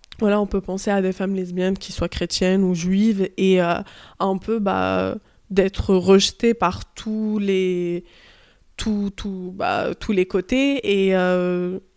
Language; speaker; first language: French; early bilingual, other home language; Arabic